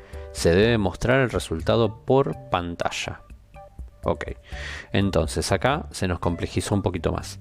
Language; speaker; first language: Spanish; native; Spanish